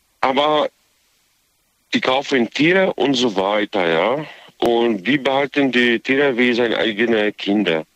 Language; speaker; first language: German; non-native, learner; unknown